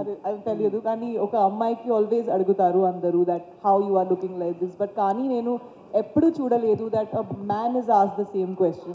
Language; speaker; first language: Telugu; non-native, fluent; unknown